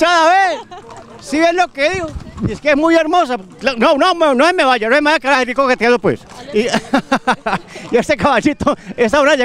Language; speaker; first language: Spanish; native; Spanish